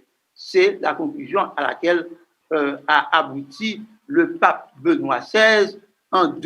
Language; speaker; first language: French; non-native, local second language; Haitian Creole